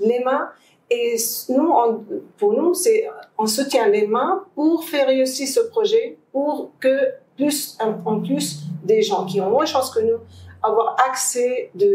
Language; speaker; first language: French; non-native, fluent; Arabic